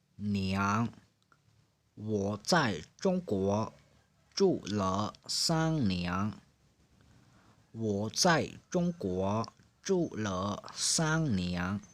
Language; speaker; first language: Chinese; non-native, fluent; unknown